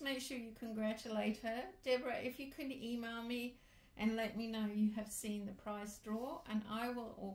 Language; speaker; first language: English; native; English